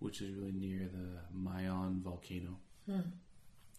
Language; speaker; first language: English; native; English